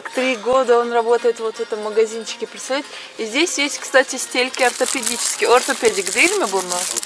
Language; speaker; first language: Russian; native; Russian